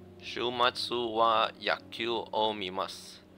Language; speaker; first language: Japanese; non-native, learner; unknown